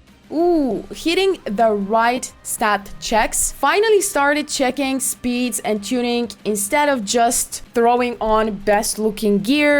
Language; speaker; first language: English; non-native, fluent; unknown